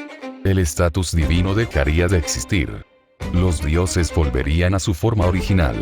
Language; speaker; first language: Spanish; native; Spanish